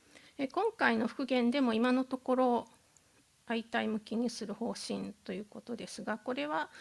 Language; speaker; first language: Japanese; native; Japanese